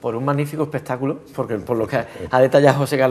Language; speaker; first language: Spanish; native; Spanish